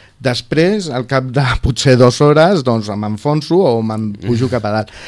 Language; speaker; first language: Catalan; non-native, local second language; Spanish